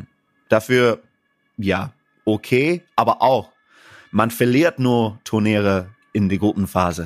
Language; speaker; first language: German; non-native, fluent; English